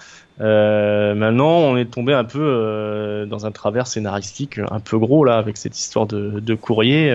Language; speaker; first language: French; native; French